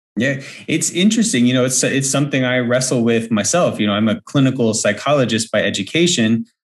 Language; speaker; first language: English; native; English